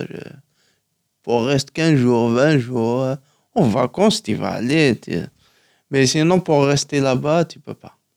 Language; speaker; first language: French; non-native, local second language; Kabyle